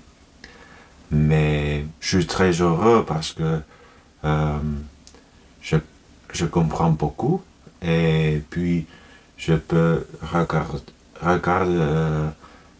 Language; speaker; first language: French; non-native, learner; Finnish